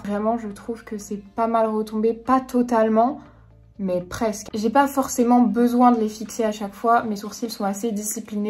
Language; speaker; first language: French; native; French